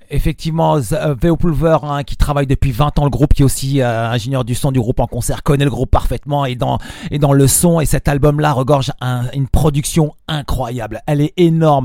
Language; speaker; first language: French; native; French